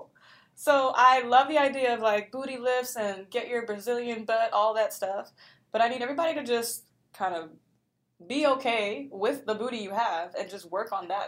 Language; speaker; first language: English; native; English